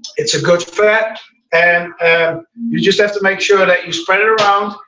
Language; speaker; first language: English; non-native, fluent; Dutch